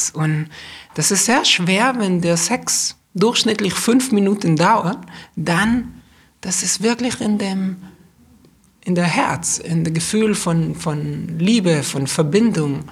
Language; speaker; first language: German; non-native, fluent; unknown